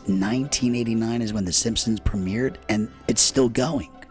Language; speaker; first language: English; native; English